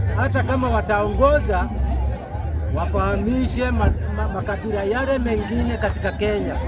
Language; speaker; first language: Swahili; non-native, local second language; Kikuyu